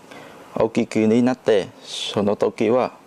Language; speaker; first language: Japanese; non-native, learner; Chinese